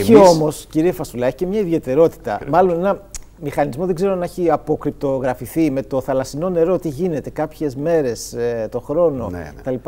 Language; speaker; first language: Greek; native; Greek